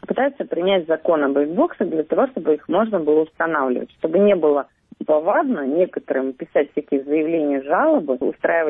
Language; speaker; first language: Russian; native; Russian